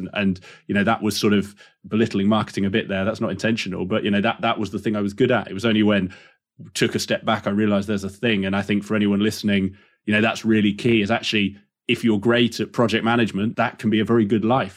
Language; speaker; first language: English; native; English